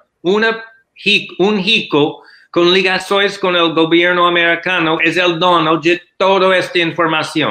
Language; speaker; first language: Spanish; non-native, learner; English